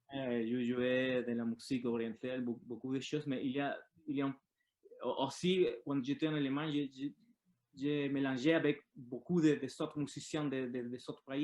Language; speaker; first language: French; non-native, learner; Spanish